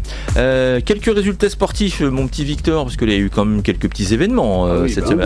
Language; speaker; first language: French; native; French